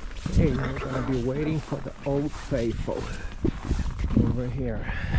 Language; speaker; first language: English; non-native, fluent; Portuguese